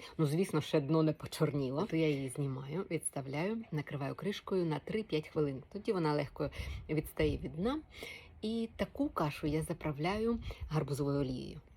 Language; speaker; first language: Ukrainian; native; Ukrainian